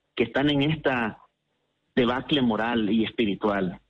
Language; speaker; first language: Spanish; native; Spanish